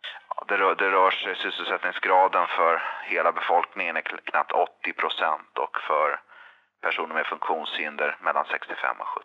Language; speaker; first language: Swedish; native; Swedish